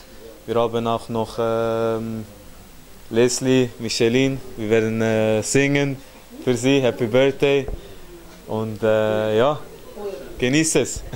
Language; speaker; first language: German; early bilingual, other home language; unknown